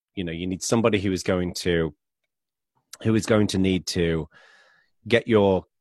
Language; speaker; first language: English; native; English